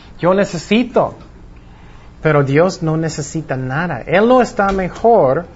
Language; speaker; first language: Spanish; non-native, fluent; English